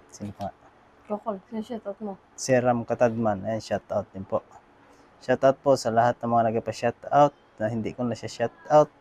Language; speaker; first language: Filipino; native; Filipino